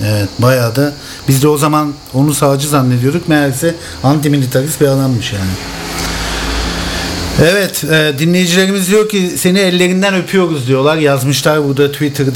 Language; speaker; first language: Turkish; native; Turkish